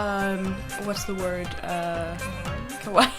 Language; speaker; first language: English; non-native, fluent; Danish